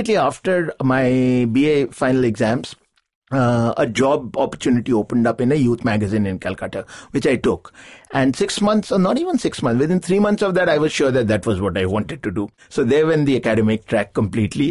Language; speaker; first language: English; non-native, local second language; Bangla